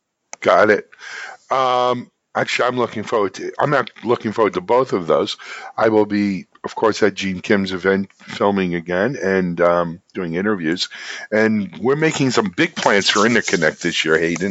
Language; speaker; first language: English; native; English